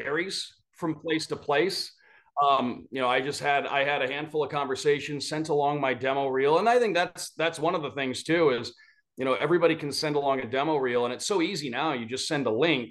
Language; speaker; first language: English; native; English